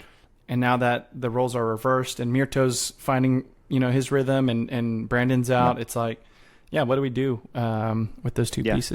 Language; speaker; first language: English; native; English